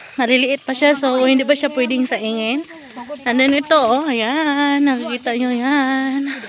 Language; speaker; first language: Filipino; non-native, local second language; Cebuano